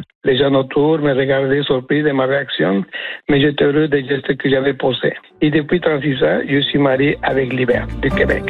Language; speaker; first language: French; non-native, fluent; Spanish